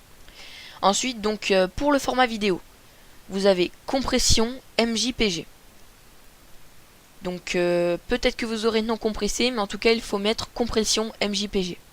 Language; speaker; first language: French; native; French